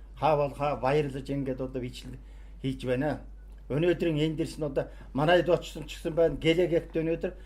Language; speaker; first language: Mongolian; non-native, local second language; Kazakh